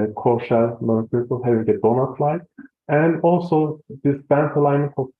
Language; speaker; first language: English; non-native, fluent; Turkish